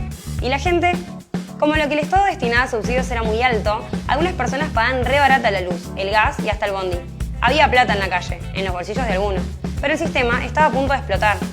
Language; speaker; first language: Spanish; native; Spanish